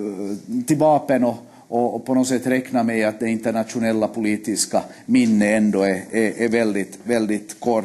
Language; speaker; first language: Swedish; native; Swedish